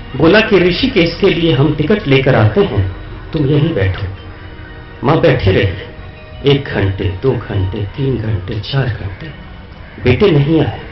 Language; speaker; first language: Hindi; native; Hindi